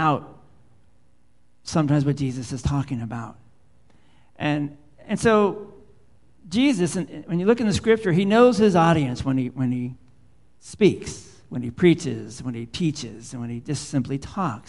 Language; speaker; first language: English; native; English